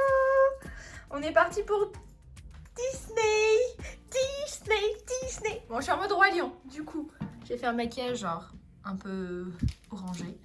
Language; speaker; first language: French; native; French